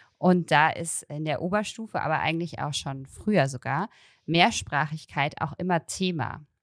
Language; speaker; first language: German; native; German